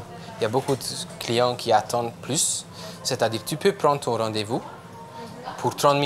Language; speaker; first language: French; non-native, learner; Spanish